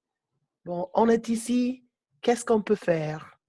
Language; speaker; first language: French; non-native, learner; English